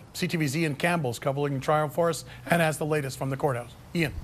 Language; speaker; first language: English; native; English